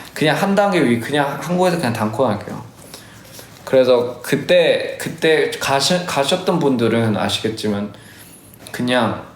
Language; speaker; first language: Korean; early bilingual, other home language; English